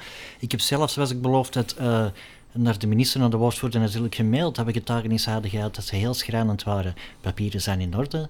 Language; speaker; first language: Dutch; native; Dutch